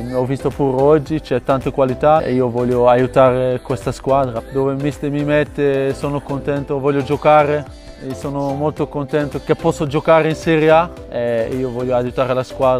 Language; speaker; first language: Italian; non-native, fluent; Dutch